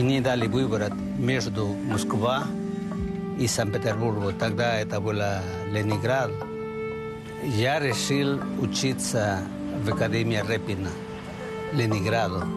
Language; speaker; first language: Russian; non-native, fluent; Chinese